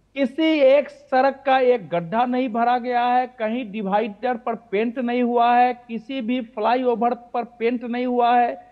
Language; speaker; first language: Hindi; native; Hindi